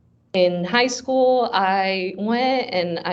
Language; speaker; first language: English; early bilingual, other home language; Portuguese